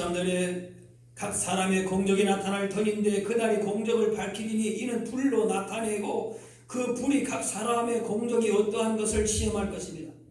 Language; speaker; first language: Korean; native; Korean